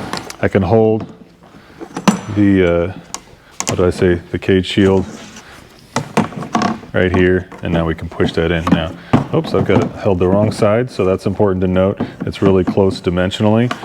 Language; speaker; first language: English; native; English